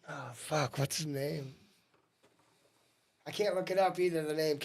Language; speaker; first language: English; native; English